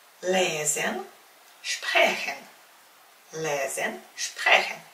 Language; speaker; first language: German; non-native, fluent; Czech